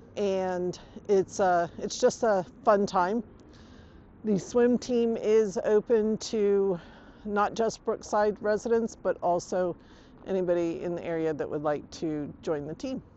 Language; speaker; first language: English; native; English